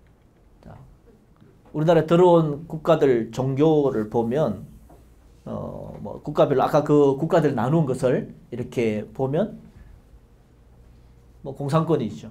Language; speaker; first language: Korean; native; Korean